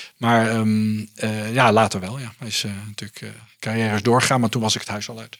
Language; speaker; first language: Dutch; early bilingual, heritage; Dutch